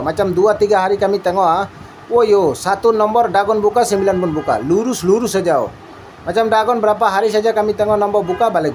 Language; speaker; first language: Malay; non-native, learner; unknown